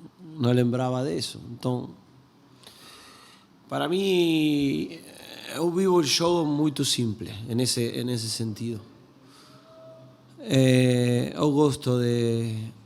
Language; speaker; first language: Portuguese; non-native, learner; Spanish